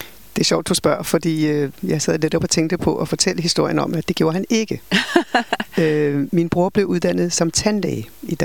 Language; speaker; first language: Danish; native; Danish